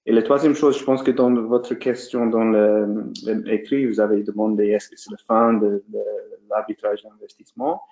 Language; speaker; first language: French; non-native, fluent; English